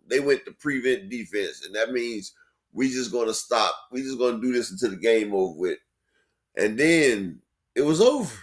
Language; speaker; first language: English; native; English